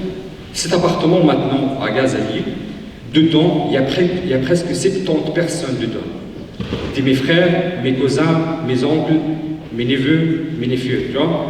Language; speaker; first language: French; non-native, fluent; Arabic